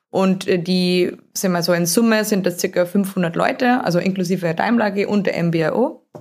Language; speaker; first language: German; native; German